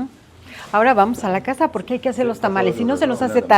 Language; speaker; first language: Spanish; native; Spanish